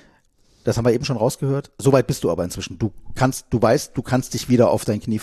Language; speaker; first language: German; native; German